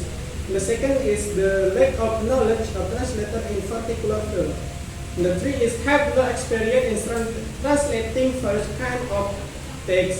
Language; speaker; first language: English; non-native, learner; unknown